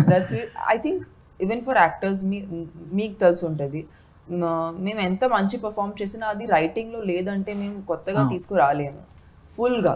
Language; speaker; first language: Telugu; non-native, fluent; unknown